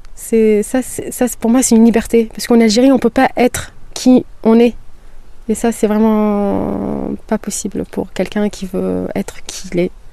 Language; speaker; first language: French; non-native, local second language; Kabyle